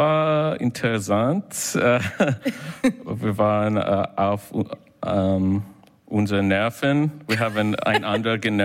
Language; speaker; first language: German; non-native, learner; English